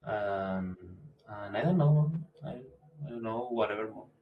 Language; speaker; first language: English; non-native, learner; Spanish